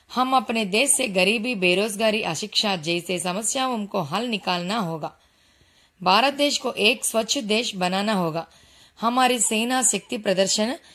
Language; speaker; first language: Hindi; non-native, local second language; Telugu